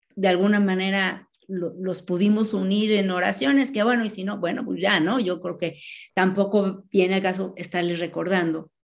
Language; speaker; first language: Spanish; native; Spanish